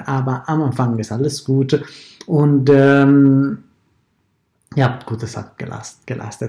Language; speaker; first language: German; non-native, fluent; Italian